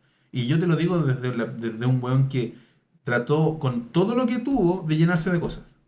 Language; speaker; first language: Spanish; native; Spanish